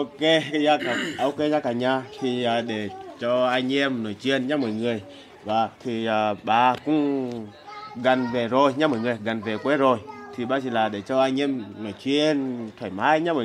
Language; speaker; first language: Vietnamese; non-native, learner; Portuguese